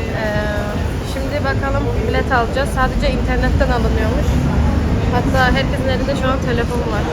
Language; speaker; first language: Turkish; early bilingual, heritage; Turkish